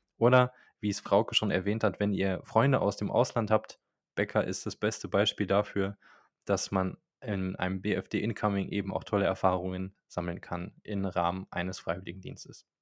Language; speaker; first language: German; native; German